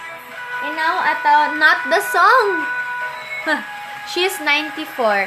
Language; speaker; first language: English; non-native, local second language; Filipino